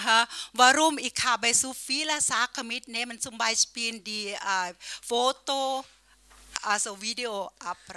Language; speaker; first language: German; non-native, learner; Thai